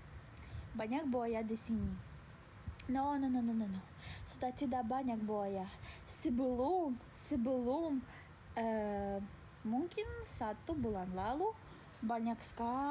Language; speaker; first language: Indonesian; non-native, learner; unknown